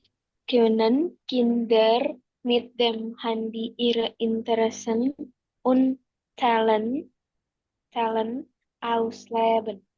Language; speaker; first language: German; non-native, learner; Indonesian